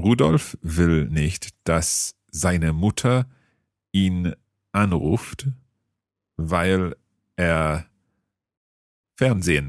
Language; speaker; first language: German; non-native, learner; English